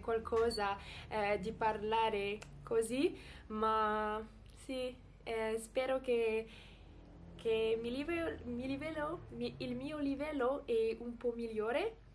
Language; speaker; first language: Italian; non-native, learner; French